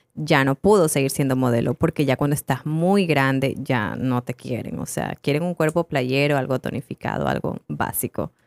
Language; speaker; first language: Spanish; native; Spanish